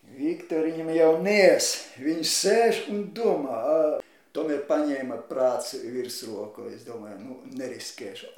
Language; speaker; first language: Latvian; non-native, local second language; Russian